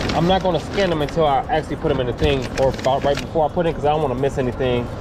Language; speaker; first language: English; native; English